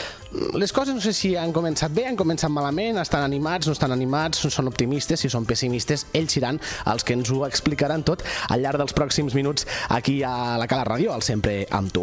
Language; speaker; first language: Catalan; native; Catalan